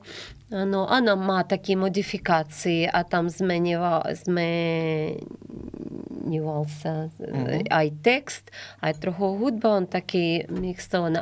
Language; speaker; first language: Slovak; non-native, learner; Ukrainian